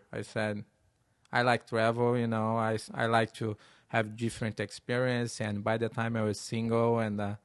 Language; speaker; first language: English; non-native, learner; Portuguese